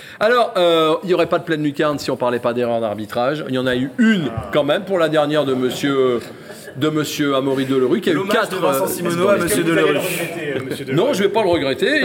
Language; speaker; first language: French; native; French